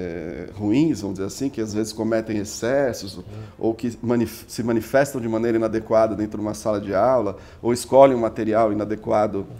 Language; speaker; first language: Portuguese; native; Portuguese